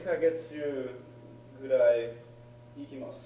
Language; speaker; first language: Japanese; non-native, learner; English